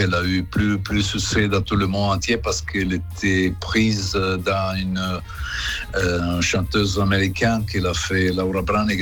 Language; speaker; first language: French; non-native, fluent; Italian